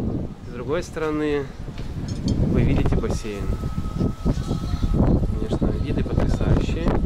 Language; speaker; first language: Russian; native; Russian